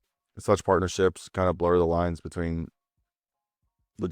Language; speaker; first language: English; native; English